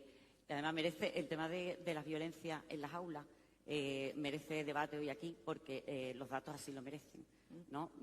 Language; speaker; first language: Spanish; native; Spanish